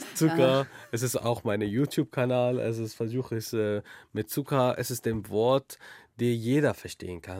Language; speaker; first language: German; non-native, learner; Arabic